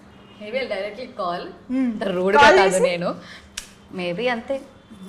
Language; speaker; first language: Telugu; non-native, learner; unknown